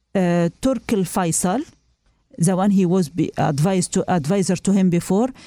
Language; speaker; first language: English; non-native, learner; Arabic